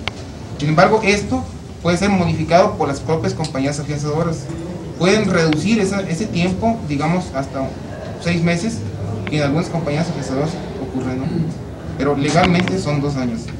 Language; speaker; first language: Spanish; native; Spanish